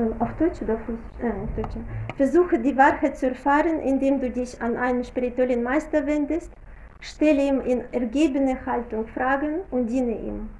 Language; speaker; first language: German; non-native, fluent; Russian